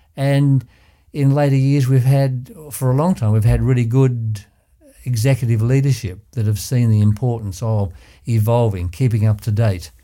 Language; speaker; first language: English; native; English